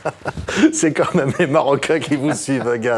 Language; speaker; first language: French; native; French